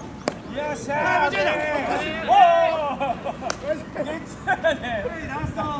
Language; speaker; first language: Japanese; native; Japanese